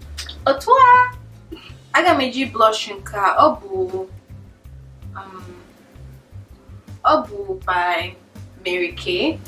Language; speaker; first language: Igbo; early bilingual, heritage; English